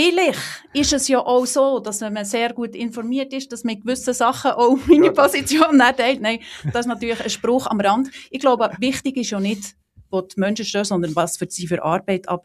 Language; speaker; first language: German; native; German